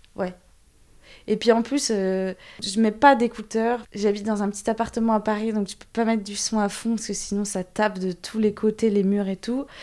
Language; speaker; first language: French; native; French